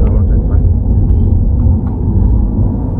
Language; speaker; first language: English; non-native, learner; Indonesian